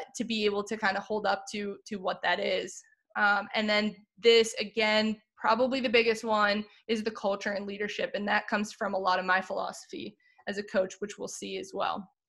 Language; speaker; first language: English; native; English